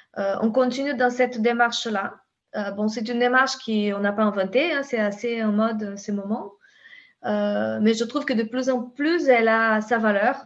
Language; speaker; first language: French; non-native, fluent; Portuguese